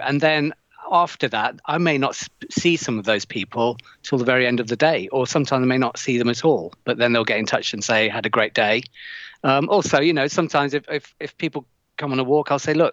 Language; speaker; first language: English; native; English